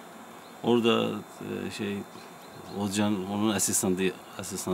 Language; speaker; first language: Turkish; non-native, learner; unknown